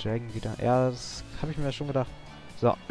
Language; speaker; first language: German; native; German